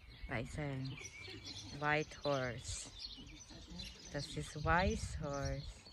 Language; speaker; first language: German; non-native, learner; Filipino